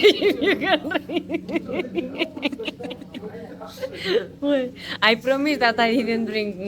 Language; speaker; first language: English; non-native, learner; Spanish